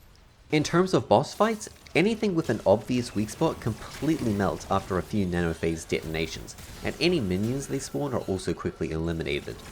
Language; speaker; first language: English; native; English